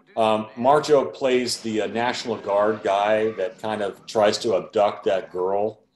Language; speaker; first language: English; native; English